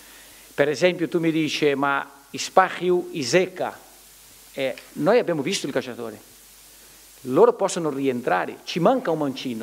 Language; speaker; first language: Italian; non-native, fluent; Portuguese